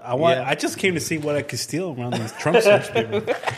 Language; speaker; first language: English; native; English